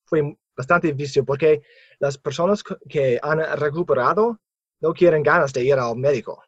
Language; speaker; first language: Spanish; non-native, fluent; English